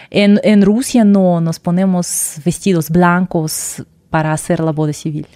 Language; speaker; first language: Spanish; non-native, fluent; Russian